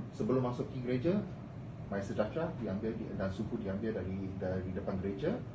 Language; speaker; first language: Malay; non-native, local second language; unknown